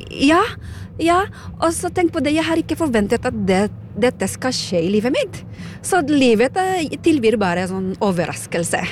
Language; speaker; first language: Norwegian; non-native, fluent; Filipino